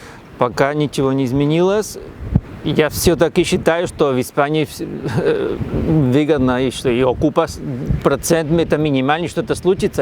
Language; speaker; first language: Russian; non-native, learner; Spanish